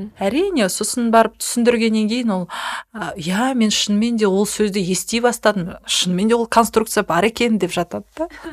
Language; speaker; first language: Kazakh; native; Kazakh